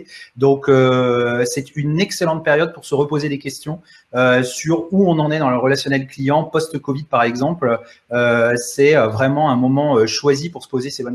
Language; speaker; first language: French; native; French